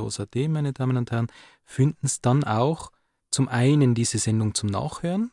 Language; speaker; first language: German; native; German